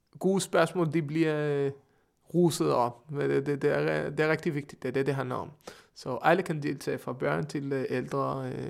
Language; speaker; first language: Danish; non-native, fluent; Hebrew